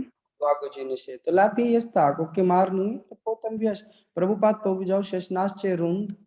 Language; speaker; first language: Polish; non-native, learner; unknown